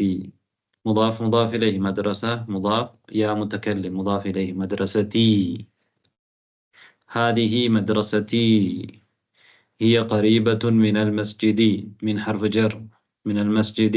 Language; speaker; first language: Arabic; non-native, fluent; Tamil